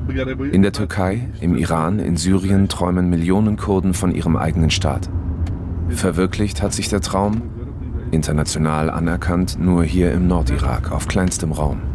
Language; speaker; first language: German; native; German